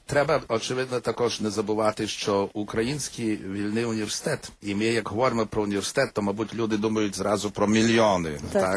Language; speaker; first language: Ukrainian; early bilingual, heritage; Ukrainian